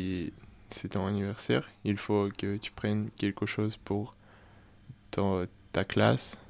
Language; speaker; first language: French; non-native, learner; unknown